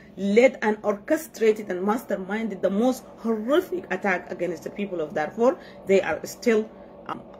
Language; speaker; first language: English; non-native, fluent; Arabic